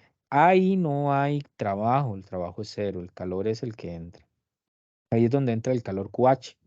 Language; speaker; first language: Spanish; native; Spanish